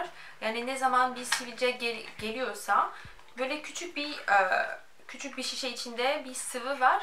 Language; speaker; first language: Turkish; non-native, fluent; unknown